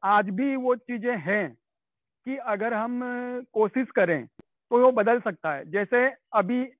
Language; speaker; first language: Hindi; native; Hindi